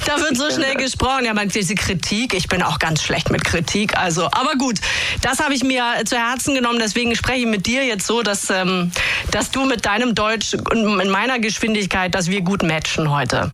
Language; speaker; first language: German; native; German